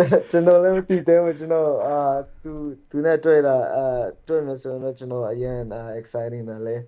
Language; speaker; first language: Burmese; early bilingual, other home language; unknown